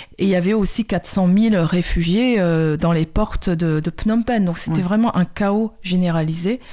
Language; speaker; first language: French; early bilingual, other home language; Khmer